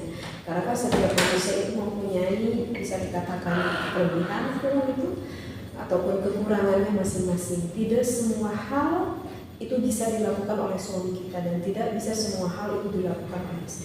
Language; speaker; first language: Indonesian; native; Indonesian